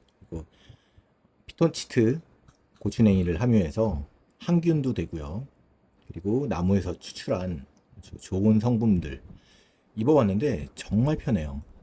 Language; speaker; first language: Korean; native; Korean